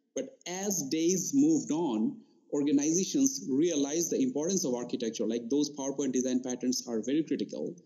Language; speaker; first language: English; non-native, local second language; Bangla